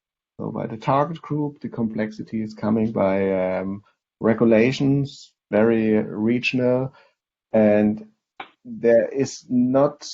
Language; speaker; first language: English; non-native, fluent; German